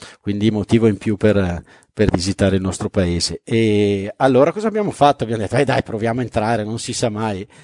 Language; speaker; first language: Italian; native; Italian